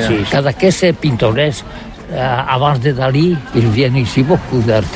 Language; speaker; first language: French; non-native, learner; Catalan